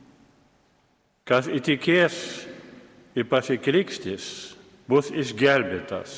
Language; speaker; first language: Lithuanian; native; Lithuanian